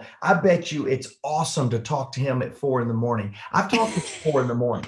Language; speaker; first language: English; native; English